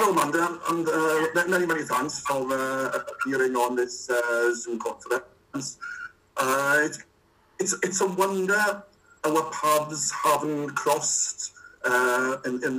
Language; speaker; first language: English; native; English